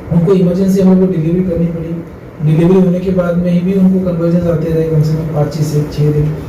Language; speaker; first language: Hindi; non-native, local second language; Marathi